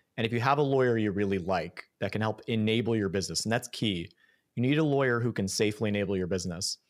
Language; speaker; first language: English; native; English